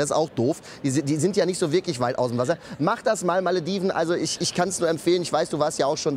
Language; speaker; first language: German; native; German